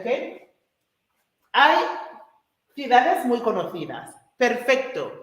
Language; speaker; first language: Spanish; non-native, fluent; English